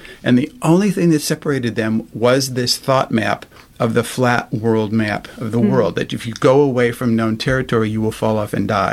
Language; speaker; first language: English; native; English